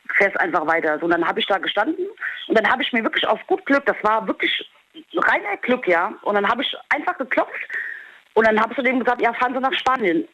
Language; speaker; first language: German; native; German